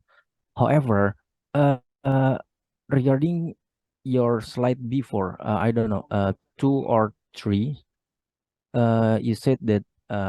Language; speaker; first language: English; non-native, learner; Indonesian